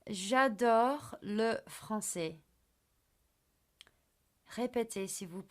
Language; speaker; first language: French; non-native, fluent; English